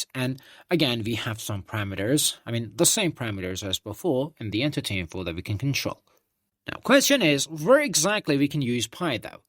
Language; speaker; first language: English; non-native, fluent; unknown